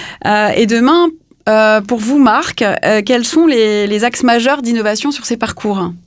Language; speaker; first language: French; native; French